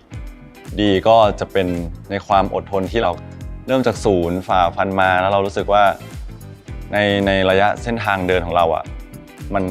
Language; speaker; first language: Thai; native; Thai